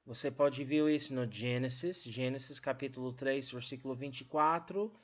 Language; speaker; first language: Portuguese; non-native, learner; English